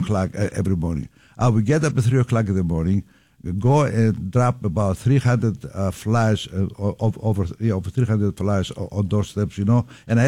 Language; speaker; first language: English; non-native, fluent; Greek